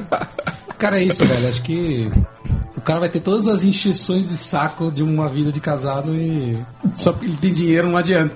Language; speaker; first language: Portuguese; native; Portuguese